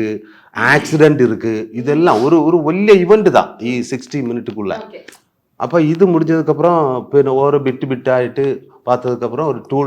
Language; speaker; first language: Tamil; non-native, learner; Malayalam